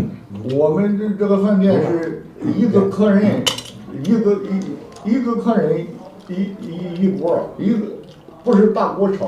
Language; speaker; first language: Chinese; native; Chinese